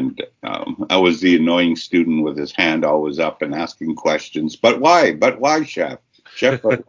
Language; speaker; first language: English; native; English